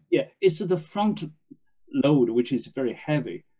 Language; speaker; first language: English; non-native, fluent; Chinese